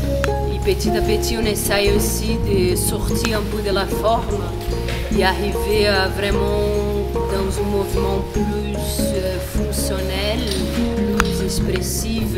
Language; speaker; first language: French; non-native, fluent; Portuguese